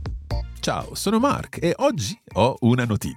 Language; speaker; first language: Italian; non-native, fluent; English